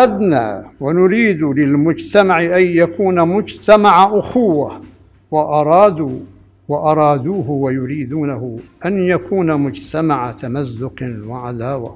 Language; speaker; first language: Arabic; native; Arabic